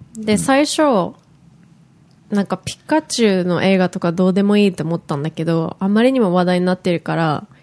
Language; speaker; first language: Japanese; native; Japanese